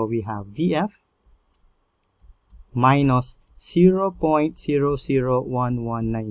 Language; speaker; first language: English; non-native, local second language; Filipino